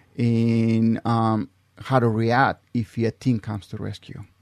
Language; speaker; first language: English; non-native, fluent; Spanish